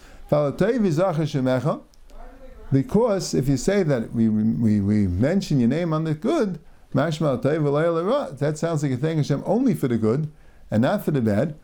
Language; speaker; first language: English; native; English